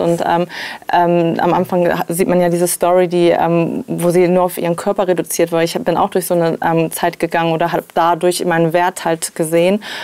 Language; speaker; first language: German; native; German